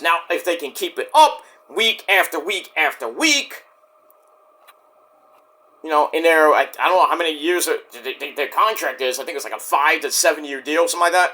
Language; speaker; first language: English; native; English